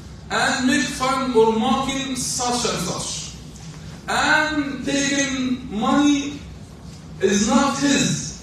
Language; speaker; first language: English; non-native, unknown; Arabic